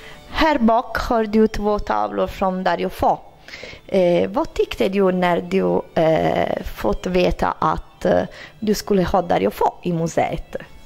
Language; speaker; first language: Swedish; non-native, fluent; Italian